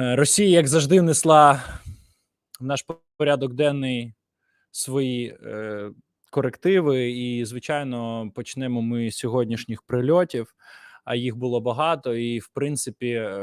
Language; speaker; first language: Ukrainian; native; Ukrainian